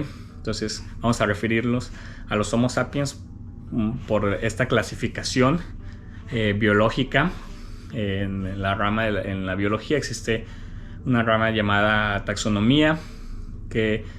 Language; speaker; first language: Spanish; native; Spanish